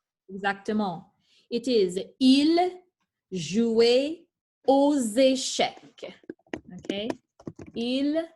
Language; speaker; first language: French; non-native, fluent; English